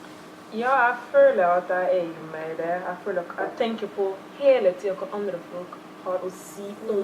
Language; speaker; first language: Norwegian; early bilingual, other home language; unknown